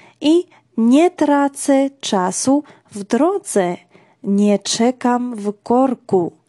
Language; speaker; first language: Polish; non-native, fluent; Georgian